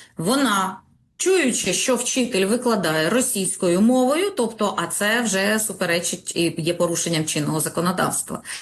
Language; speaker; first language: Ukrainian; non-native, local second language; Russian